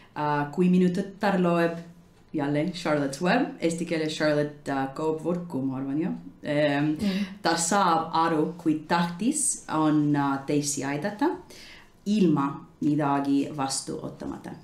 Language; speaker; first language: Estonian; non-native, learner; English